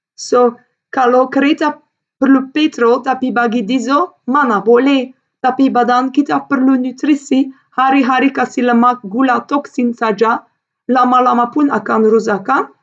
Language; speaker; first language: Malay; non-native, fluent; Dutch